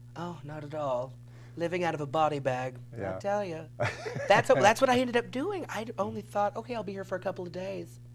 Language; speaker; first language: English; native; English